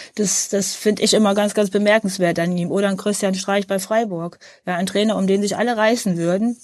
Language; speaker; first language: German; native; German